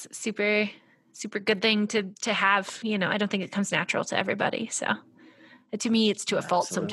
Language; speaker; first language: English; native; English